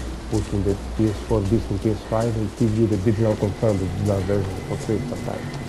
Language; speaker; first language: English; non-native, learner; Greek